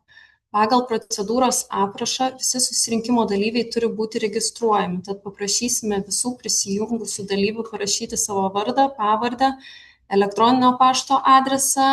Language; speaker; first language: Lithuanian; native; Lithuanian